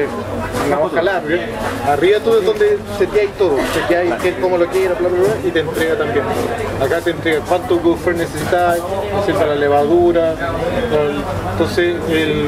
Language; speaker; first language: Spanish; native; Spanish